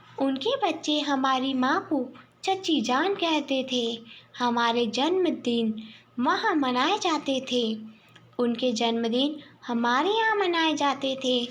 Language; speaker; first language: Hindi; native; Hindi